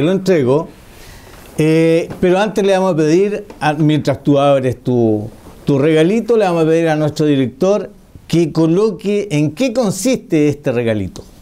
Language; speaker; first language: Spanish; native; Spanish